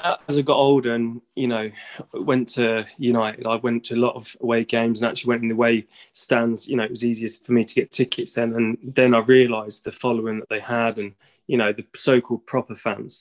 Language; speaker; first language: English; native; English